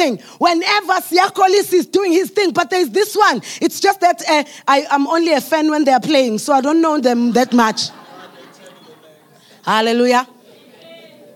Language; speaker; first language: English; non-native, local second language; Zulu